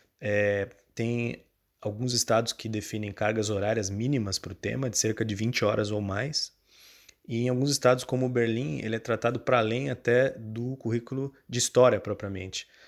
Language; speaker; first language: Portuguese; native; Portuguese